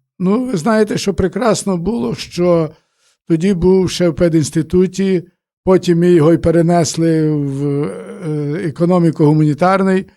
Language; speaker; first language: Ukrainian; native; Ukrainian